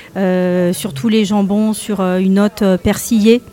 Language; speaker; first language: French; non-native, fluent; Spanish